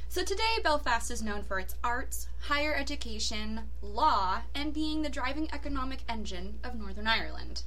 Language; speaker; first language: English; native; English